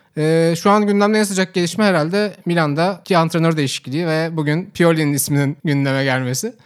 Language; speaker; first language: Turkish; native; Turkish